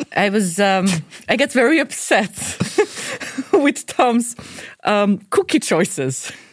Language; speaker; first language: English; non-native, fluent; Croatian